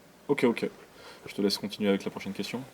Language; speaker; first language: French; native; French